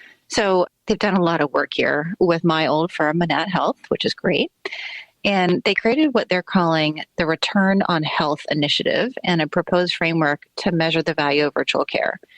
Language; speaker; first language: English; native; English